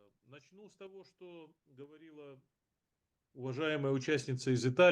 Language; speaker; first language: Russian; native; Russian